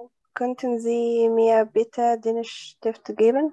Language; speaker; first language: German; non-native, learner; Arabic